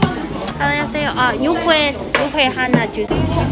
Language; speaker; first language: Korean; non-native, learner; Cantonese